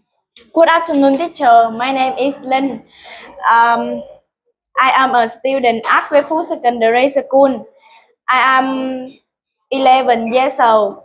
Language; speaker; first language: English; non-native, learner; Vietnamese